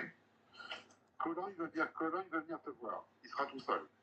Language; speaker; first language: French; native; French